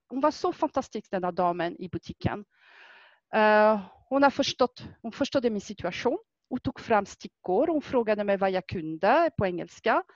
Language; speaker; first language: Swedish; non-native, fluent; French